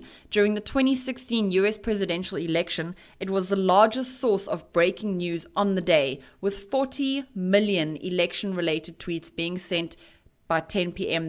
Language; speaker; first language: English; native; English